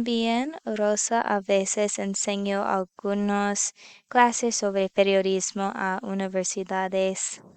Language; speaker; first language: Spanish; non-native, learner; English